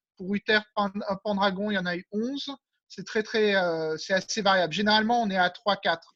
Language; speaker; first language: French; native; French